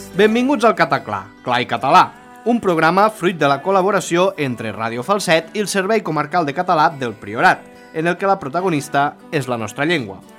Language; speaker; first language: Catalan; native; Catalan